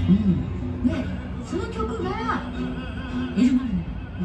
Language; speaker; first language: Japanese; native; Japanese